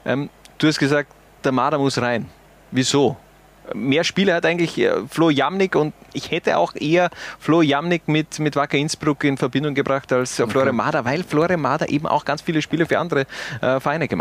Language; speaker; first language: German; native; German